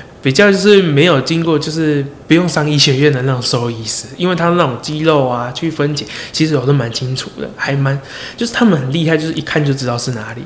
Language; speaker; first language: Chinese; native; Chinese